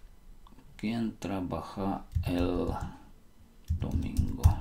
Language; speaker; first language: Spanish; non-native, fluent; Slovak